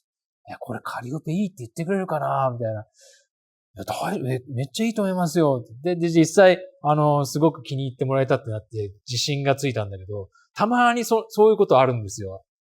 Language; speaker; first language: Japanese; native; Japanese